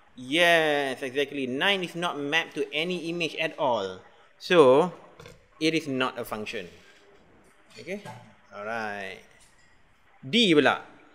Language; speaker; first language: English; non-native, local second language; Malay